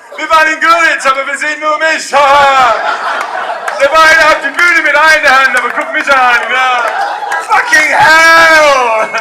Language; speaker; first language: German; non-native, fluent; English